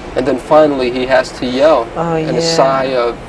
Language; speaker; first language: English; native; English